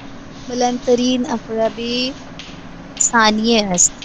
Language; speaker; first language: Persian; non-native, learner; Urdu